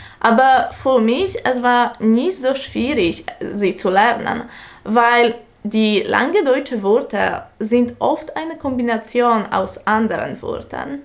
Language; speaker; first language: German; non-native, fluent; Polish